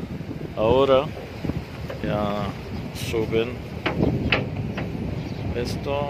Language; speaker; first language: Spanish; non-native, fluent; Arabic